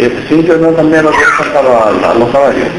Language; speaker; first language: Spanish; native; Spanish